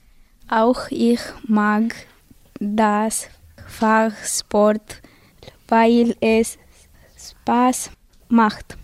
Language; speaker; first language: German; non-native, learner; Romanian